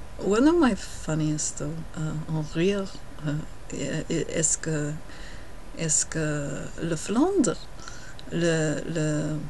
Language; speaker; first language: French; non-native, learner; English